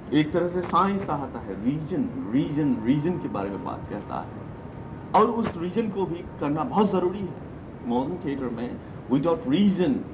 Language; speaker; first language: Hindi; non-native, local second language; Manipuri